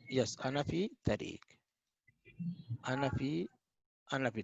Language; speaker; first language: Arabic; non-native, fluent; Hindi